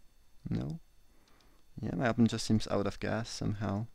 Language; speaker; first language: English; non-native, fluent; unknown